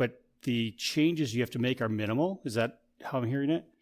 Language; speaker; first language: English; native; English